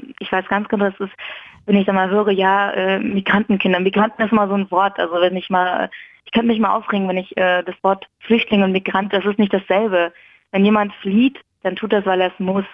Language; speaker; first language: German; early bilingual, other home language; Persian